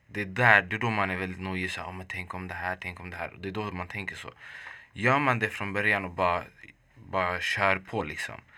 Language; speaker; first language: Swedish; early bilingual, other home language; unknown